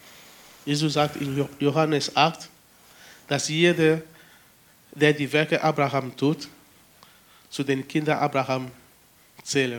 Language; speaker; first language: German; non-native, fluent; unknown